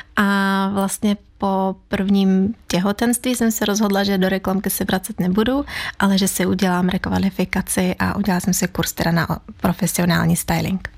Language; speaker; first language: Czech; non-native, fluent; Ukrainian